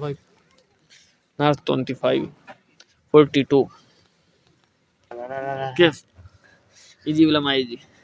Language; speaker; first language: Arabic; non-native, learner; Urdu